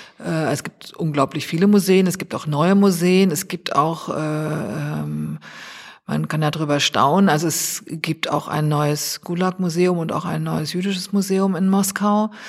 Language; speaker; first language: German; native; German